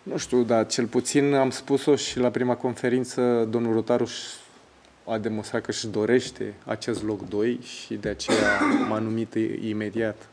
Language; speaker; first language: Romanian; non-native, fluent; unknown